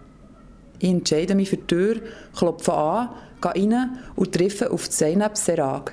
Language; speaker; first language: German; native; German